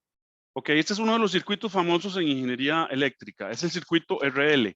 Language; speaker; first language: Spanish; native; Spanish